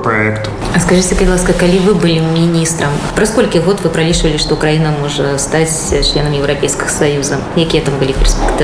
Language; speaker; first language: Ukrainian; non-native, learner; Belarusian